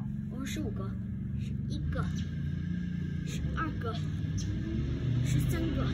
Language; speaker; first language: Chinese; early bilingual, heritage; Chinese